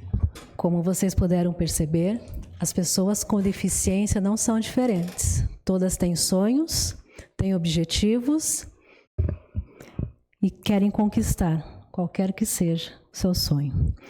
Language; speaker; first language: Portuguese; native; Portuguese